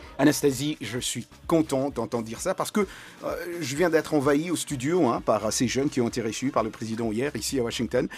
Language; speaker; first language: French; non-native, local second language; Bambara